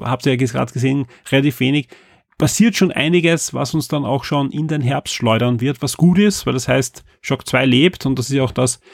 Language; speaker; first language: German; native; German